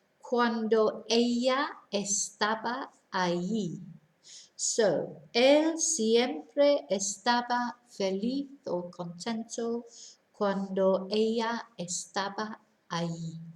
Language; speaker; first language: Spanish; non-native, fluent; English